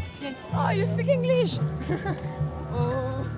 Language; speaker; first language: English; non-native, learner; French